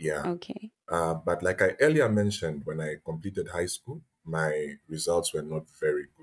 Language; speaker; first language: English; native; English